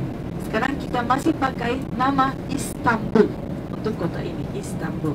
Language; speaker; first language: Indonesian; non-native, learner; Turkish